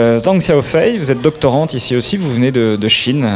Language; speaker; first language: French; native; French